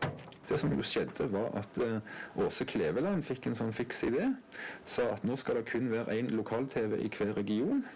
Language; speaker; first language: Norwegian; native; Norwegian